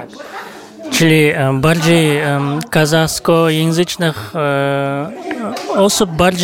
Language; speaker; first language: Polish; non-native, fluent; Kazakh